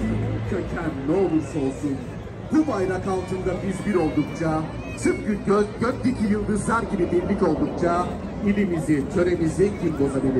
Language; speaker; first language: Turkish; native; Turkish